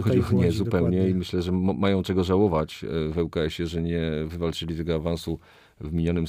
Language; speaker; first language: Polish; native; Polish